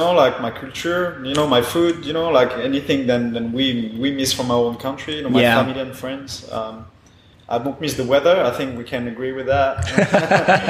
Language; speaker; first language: English; non-native, fluent; French